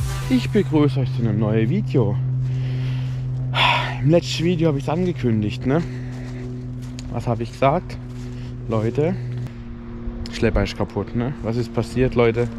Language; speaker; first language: German; native; German